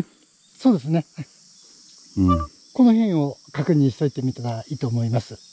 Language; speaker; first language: Japanese; native; Japanese